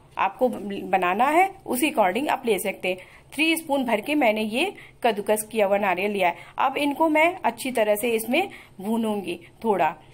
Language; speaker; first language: Hindi; native; Hindi